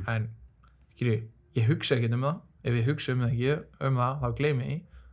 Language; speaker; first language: Icelandic; early bilingual, other home language; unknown